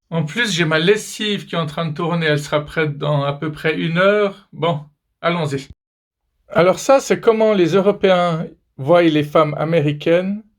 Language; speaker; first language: French; native; French